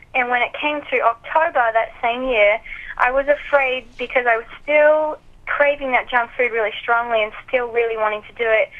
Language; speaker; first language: English; native; English